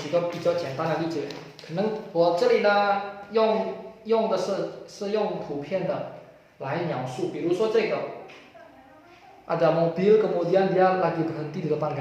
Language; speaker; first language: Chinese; non-native, fluent; Indonesian